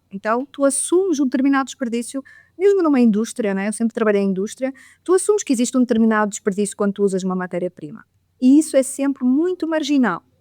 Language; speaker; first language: Portuguese; native; Portuguese